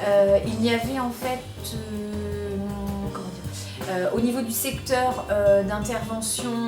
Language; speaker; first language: French; native; French